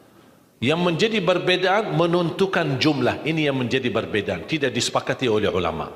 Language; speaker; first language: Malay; non-native, fluent; Arabic